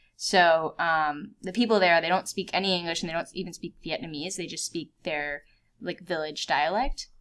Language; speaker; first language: English; native; English